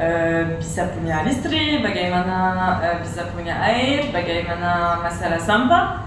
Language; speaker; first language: Indonesian; non-native, learner; French